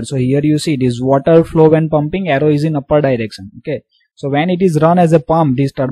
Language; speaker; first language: English; non-native, local second language; Gujarati